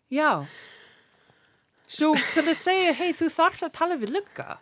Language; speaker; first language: Icelandic; non-native, learner; English